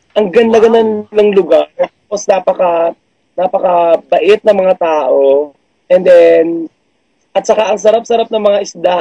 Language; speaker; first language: Filipino; native; Filipino